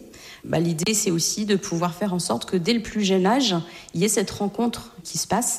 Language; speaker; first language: French; native; French